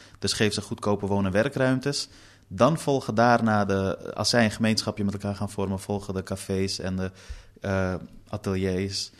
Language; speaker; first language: Dutch; early bilingual, other home language; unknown